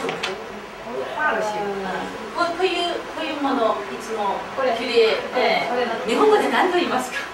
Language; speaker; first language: Japanese; non-native, fluent; Chinese